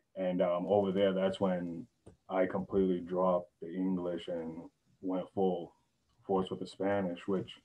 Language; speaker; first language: English; native; English